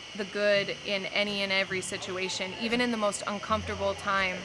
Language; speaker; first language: English; native; English